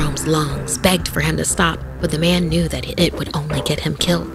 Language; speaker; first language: English; native; English